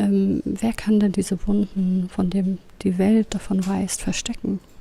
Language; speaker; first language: German; non-native, fluent; Kurdish